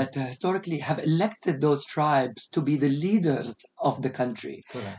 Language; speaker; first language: English; non-native, fluent; Arabic